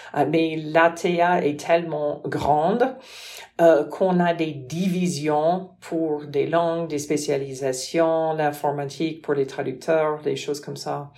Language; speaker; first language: French; non-native, fluent; English